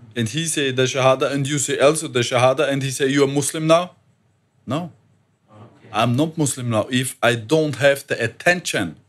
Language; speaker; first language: English; non-native, learner; German